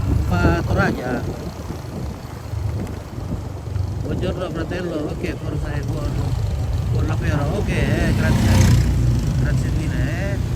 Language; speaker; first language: Italian; non-native, learner; Indonesian